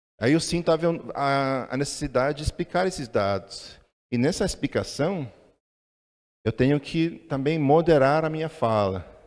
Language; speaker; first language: Portuguese; non-native, fluent; English